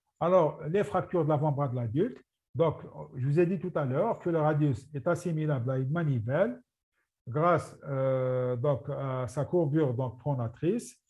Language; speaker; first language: French; non-native, local second language; Arabic